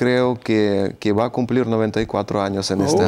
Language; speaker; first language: Spanish; non-native, fluent; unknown